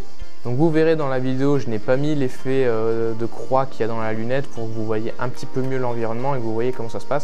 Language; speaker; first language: French; native; French